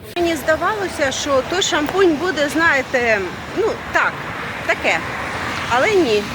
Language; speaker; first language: Ukrainian; non-native, local second language; Russian